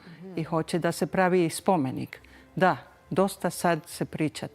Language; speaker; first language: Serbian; early bilingual, heritage; Spanish